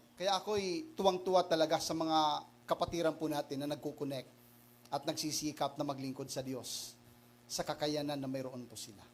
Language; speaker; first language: Filipino; non-native, local second language; Waray